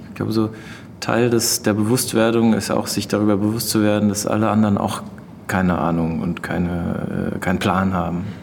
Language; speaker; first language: German; native; German